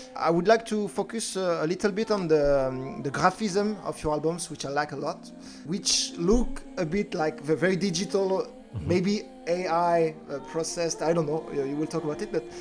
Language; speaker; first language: English; non-native, fluent; French